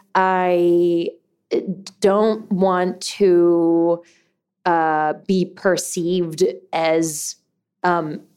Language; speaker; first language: English; early bilingual, other home language; Spanish